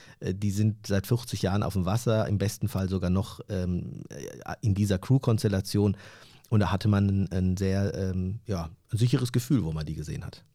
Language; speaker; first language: German; early bilingual, other home language; Turkish